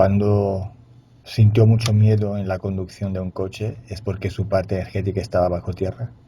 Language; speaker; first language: Spanish; non-native, fluent; Italian